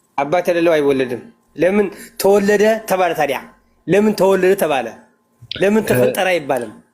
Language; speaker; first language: Amharic; non-native, local second language; Tigrinya